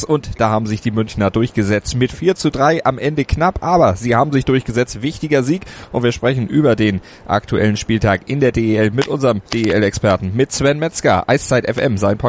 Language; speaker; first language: German; native; German